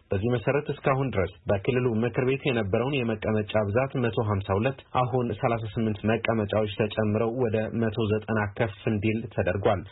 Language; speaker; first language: Amharic; non-native, local second language; Tigrinya